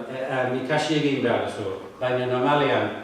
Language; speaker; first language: Basque; non-native, fluent; English